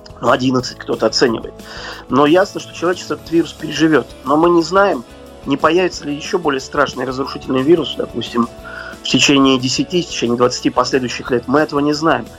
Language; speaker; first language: Russian; native; Russian